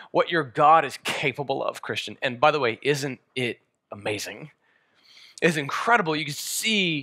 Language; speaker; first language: English; native; English